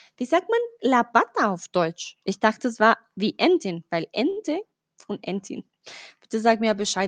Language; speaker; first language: German; non-native, learner; Spanish